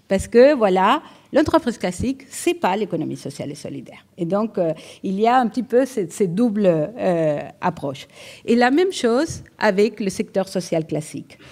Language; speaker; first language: French; non-native, fluent; Spanish